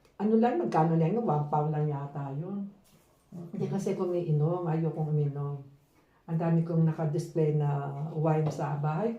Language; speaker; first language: Filipino; native; Filipino